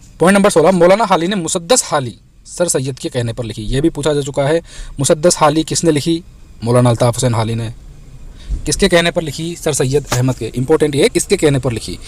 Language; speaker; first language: Urdu; native; Urdu